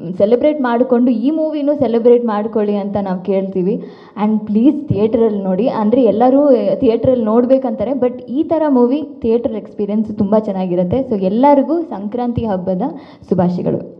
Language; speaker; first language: Kannada; non-native, local second language; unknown